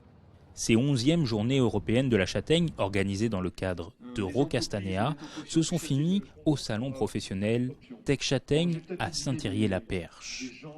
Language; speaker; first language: French; native; French